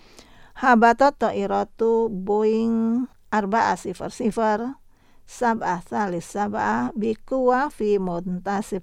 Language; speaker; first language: Arabic; non-native, fluent; Indonesian